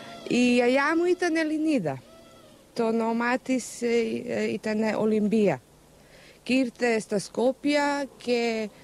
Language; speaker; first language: Greek; early bilingual, heritage; Macedonian